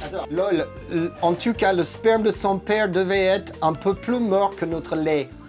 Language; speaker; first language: French; non-native, fluent; English